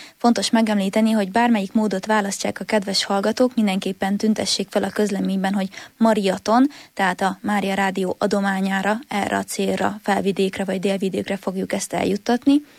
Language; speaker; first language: Hungarian; native; Hungarian